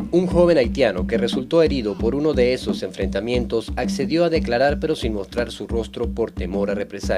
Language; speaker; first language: Spanish; native; Spanish